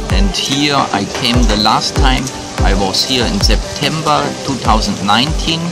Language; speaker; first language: English; non-native, fluent; German